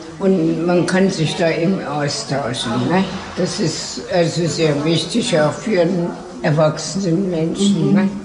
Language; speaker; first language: German; native; German